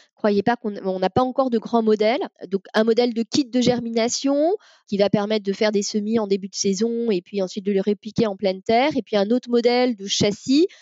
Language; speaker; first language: French; native; French